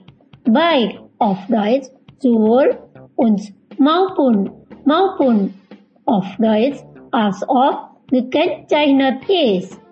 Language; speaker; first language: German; non-native, fluent; Indonesian